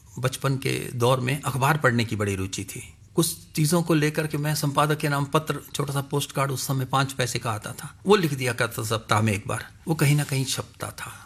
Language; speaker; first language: Hindi; non-native, local second language; Punjabi